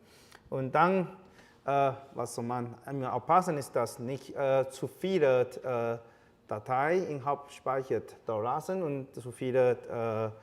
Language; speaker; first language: German; non-native, fluent; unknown